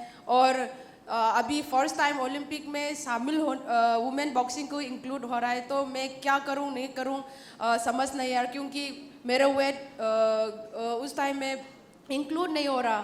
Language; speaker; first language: Hindi; non-native, local second language; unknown